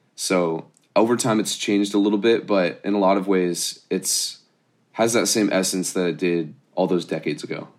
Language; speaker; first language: English; native; English